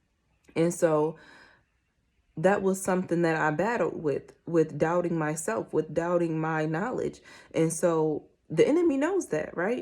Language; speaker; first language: English; native; English